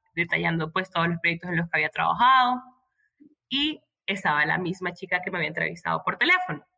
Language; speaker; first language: Spanish; native; Spanish